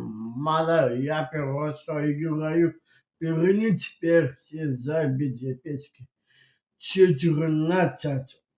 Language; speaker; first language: Russian; non-native, local second language; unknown